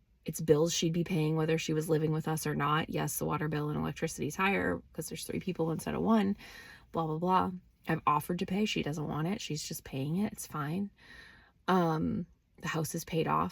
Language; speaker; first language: English; native; English